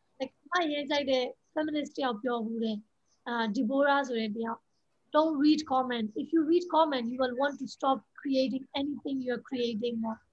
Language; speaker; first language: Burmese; non-native, local second language; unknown